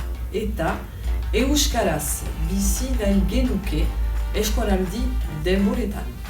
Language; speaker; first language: Basque; non-native, learner; French